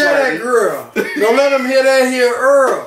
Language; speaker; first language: English; native; English